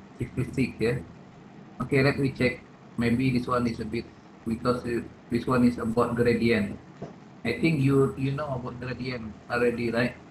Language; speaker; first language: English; non-native, fluent; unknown